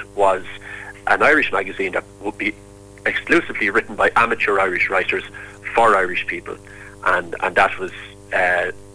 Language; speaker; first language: English; native; English